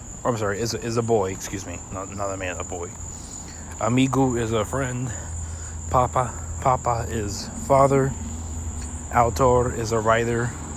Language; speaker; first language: English; native; English